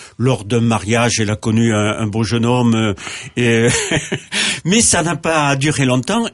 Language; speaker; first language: French; native; French